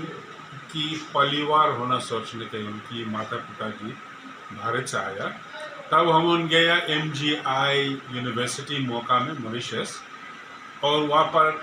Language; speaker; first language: Hindi; non-native, learner; English